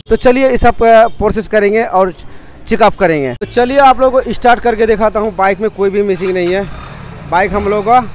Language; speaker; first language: Hindi; non-native, local second language; Bangla